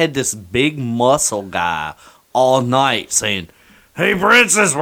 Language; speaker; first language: English; native; English